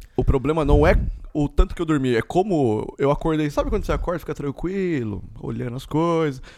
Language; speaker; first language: Portuguese; native; Portuguese